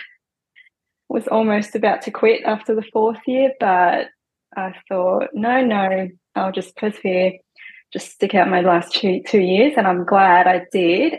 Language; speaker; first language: English; non-native, local second language; Cantonese